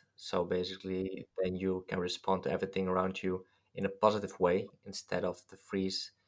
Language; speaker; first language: English; non-native, fluent; Dutch